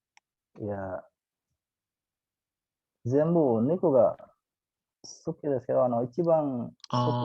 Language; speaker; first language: Japanese; non-native, learner; Indonesian